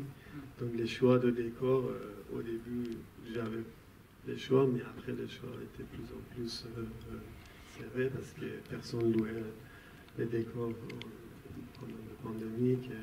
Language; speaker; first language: French; non-native, fluent; Persian